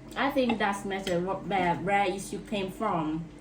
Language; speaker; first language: English; non-native, learner; Thai